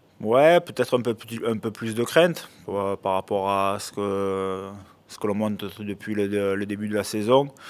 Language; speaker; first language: French; native; French